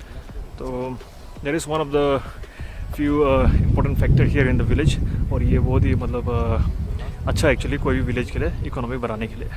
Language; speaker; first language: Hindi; non-native, local second language; Nyishi